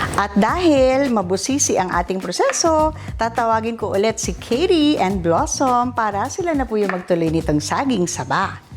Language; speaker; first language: Filipino; non-native, local second language; Iloko